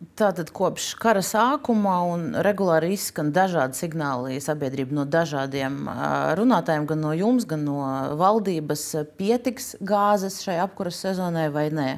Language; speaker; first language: Latvian; native; Latvian